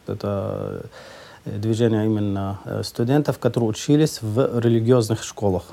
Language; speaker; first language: Russian; non-native, fluent; Persian